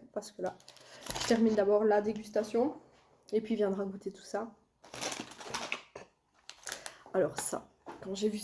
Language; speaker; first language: French; native; French